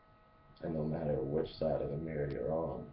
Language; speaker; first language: English; native; English